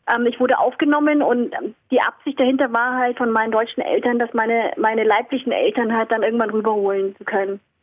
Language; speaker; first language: German; early bilingual, other home language; Vietnamese